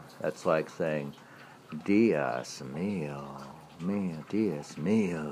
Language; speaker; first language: Spanish; non-native, learner; English